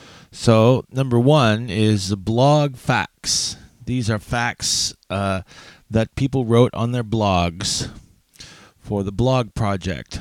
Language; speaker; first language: English; native; English